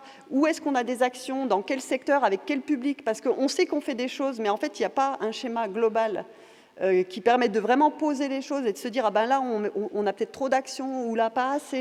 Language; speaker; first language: French; native; French